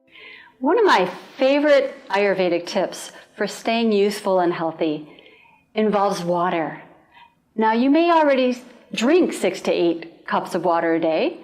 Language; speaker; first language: English; native; English